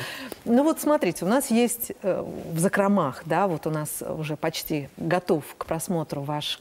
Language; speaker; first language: Russian; native; Russian